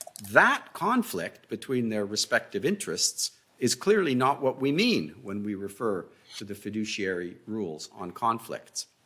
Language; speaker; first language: English; native; English